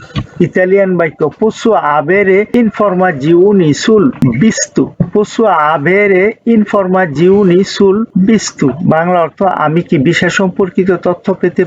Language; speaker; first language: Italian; non-native, fluent; Bangla